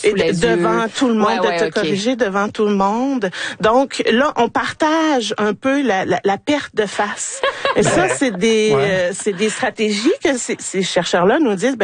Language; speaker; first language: French; native; French